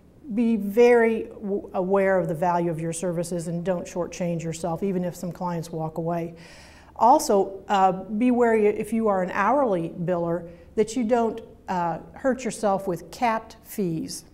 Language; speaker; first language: English; native; English